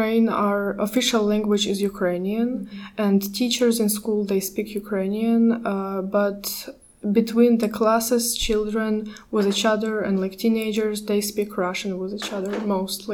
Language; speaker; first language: English; non-native, fluent; Ukrainian